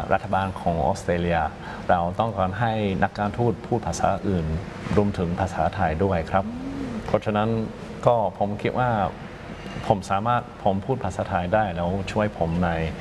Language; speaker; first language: Thai; non-native, fluent; English